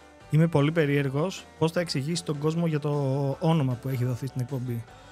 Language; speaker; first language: Greek; native; Greek